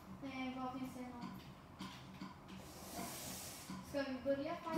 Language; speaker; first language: Swedish; native; Swedish